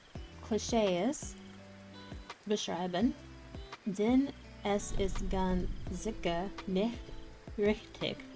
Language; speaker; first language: German; non-native, learner; English